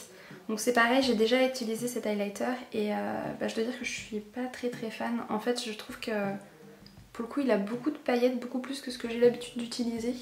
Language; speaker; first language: French; native; French